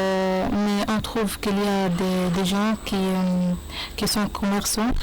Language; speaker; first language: French; non-native, learner; Arabic